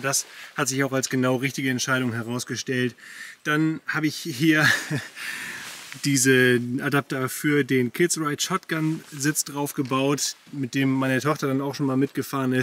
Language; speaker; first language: German; native; German